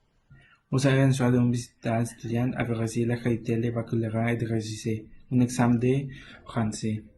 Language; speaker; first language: French; non-native, learner; Spanish